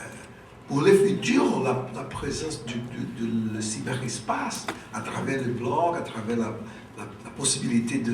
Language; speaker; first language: French; non-native, local second language; Portuguese